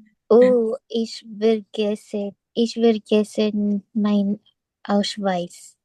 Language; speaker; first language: German; non-native, learner; Filipino